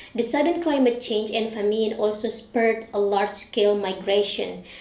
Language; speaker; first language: English; non-native, fluent; Indonesian